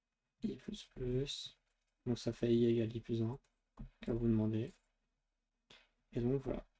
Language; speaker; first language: French; native; French